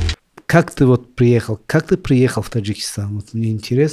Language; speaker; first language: Russian; non-native, local second language; Tajik